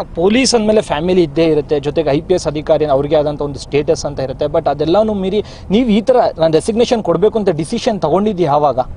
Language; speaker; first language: Kannada; native; Kannada